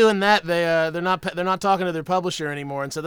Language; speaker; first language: English; native; English